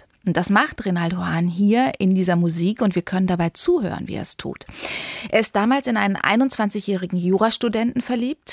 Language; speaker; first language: German; native; German